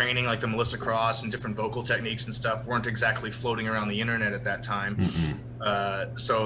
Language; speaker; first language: English; native; English